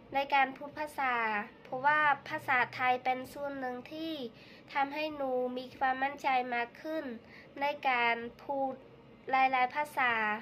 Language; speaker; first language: Thai; non-native, learner; Khmer